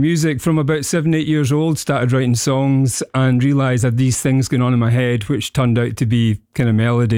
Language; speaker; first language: English; native; English